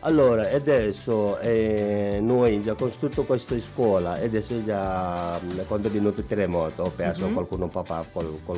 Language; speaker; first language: Italian; non-native, learner; Nepali